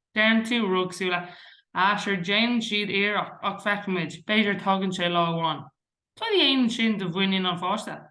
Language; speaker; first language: Irish; non-native, local second language; English